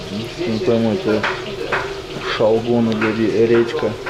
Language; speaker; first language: Russian; native; Russian